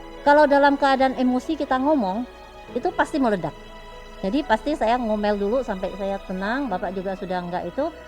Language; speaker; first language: Indonesian; non-native, local second language; Hakka Chinese